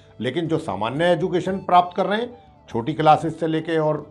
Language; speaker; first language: Hindi; native; Hindi